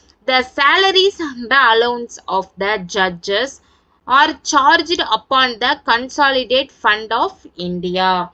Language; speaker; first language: English; non-native, local second language; Tamil